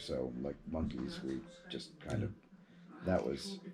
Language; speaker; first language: English; native; English